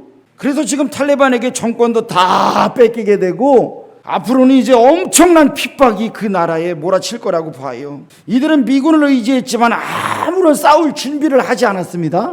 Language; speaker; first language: Korean; native; Korean